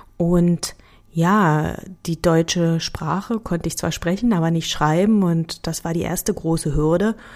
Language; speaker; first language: German; native; German